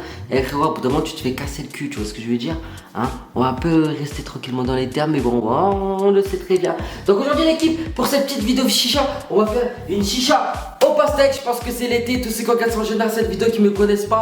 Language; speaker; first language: French; native; French